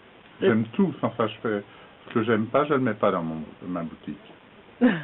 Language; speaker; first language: French; native; French